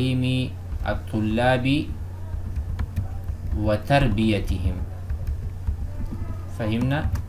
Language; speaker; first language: Arabic; non-native, fluent; Urdu